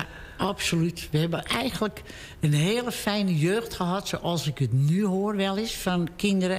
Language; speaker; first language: Dutch; native; Dutch